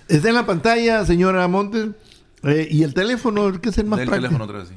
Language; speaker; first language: Spanish; native; Spanish